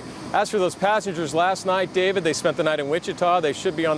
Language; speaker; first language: English; native; English